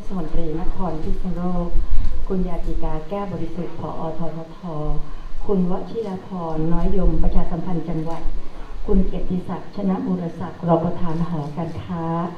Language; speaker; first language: Thai; native; Thai